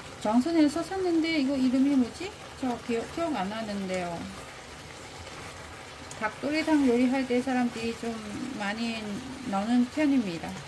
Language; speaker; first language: Korean; non-native, learner; Vietnamese